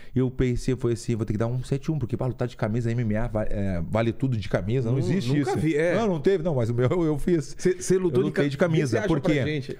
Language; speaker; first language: Portuguese; native; Portuguese